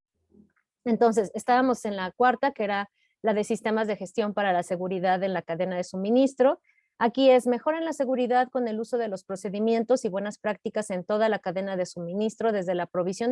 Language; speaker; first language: Spanish; native; Spanish